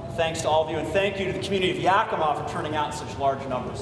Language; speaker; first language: English; native; English